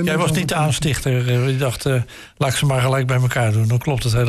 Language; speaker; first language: Dutch; native; Dutch